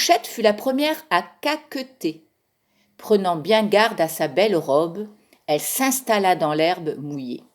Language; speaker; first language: French; native; French